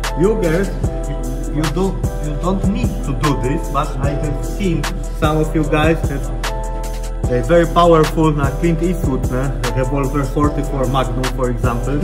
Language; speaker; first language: English; non-native, learner; Polish